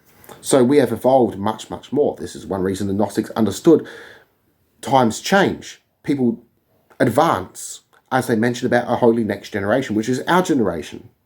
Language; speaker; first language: English; native; English